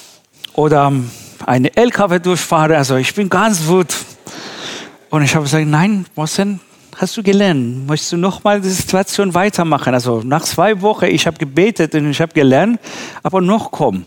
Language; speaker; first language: German; non-native, learner; Persian